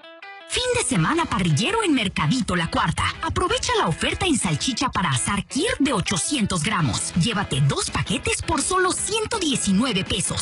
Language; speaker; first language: Spanish; native; Spanish